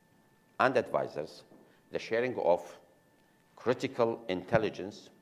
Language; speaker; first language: English; non-native, fluent; Arabic